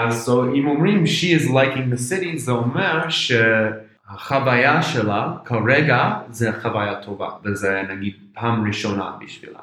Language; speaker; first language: Hebrew; non-native, fluent; English